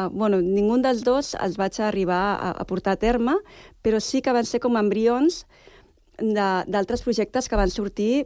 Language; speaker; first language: Catalan; native; Catalan